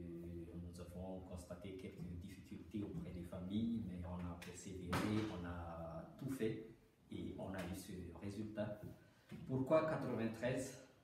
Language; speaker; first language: French; non-native, local second language; Malagasy